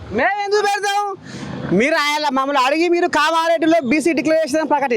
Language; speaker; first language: Telugu; native; Telugu